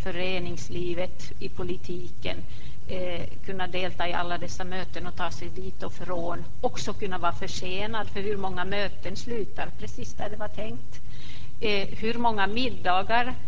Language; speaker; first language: Swedish; native; Swedish